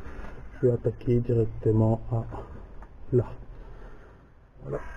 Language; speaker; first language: French; native; French